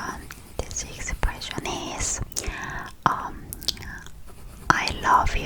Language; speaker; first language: English; non-native, learner; Korean